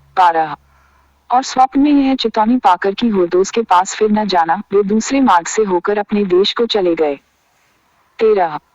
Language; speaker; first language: Hindi; native; Hindi